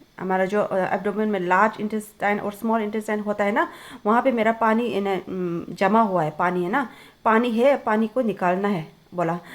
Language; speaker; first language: Hindi; non-native, local second language; Tibetan